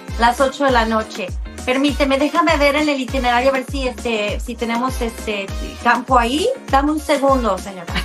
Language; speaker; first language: Spanish; early bilingual, other home language; English